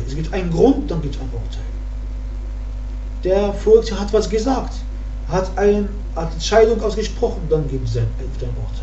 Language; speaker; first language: German; non-native, fluent; Arabic